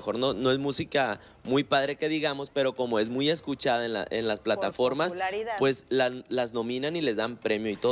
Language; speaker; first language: Spanish; native; Spanish